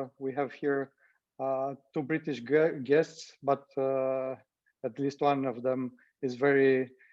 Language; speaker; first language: English; non-native, fluent; Romanian